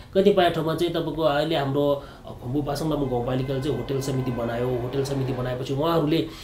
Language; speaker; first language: Nepali; non-native, local second language; Sherpa